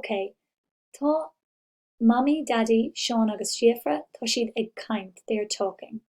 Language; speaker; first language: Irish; non-native, local second language; English